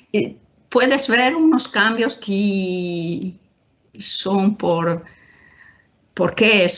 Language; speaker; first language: Spanish; non-native, fluent; Italian